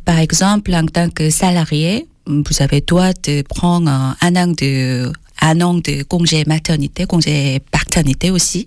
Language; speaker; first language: French; non-native, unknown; Korean